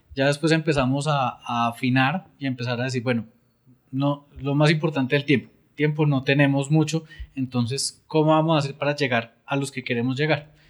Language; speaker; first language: Spanish; native; Spanish